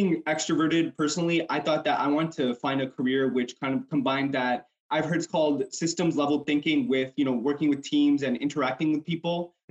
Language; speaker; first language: English; native; English